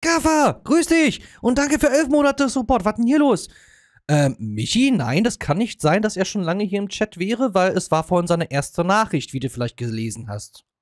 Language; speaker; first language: German; native; German